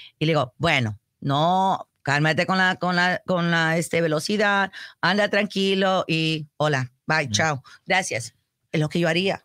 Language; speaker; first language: Spanish; early bilingual, heritage; Spanish